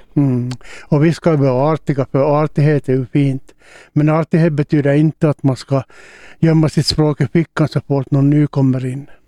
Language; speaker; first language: Swedish; native; Swedish